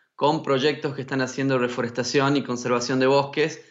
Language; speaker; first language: Spanish; native; Spanish